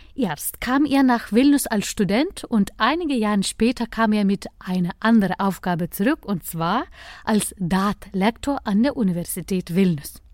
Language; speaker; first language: German; non-native, fluent; Lithuanian